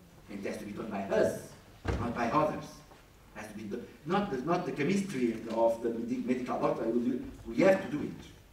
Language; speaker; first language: English; non-native, fluent; Portuguese